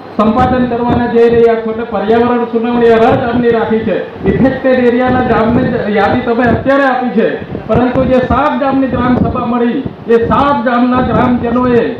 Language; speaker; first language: Gujarati; non-native, local second language; Vasavi